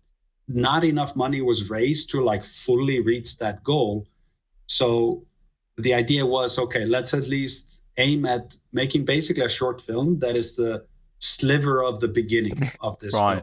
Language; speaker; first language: English; non-native, fluent; Icelandic